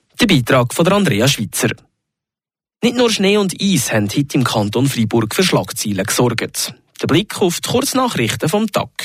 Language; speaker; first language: German; native; German